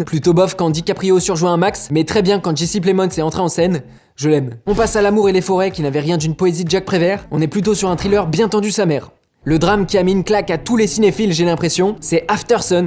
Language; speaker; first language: French; native; French